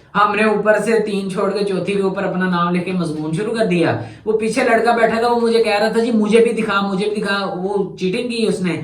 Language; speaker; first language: Urdu; non-native, local second language; Punjabi